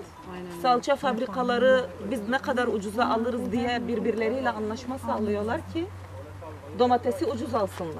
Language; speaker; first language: Turkish; native; Turkish